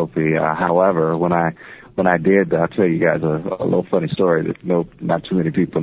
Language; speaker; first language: English; native; English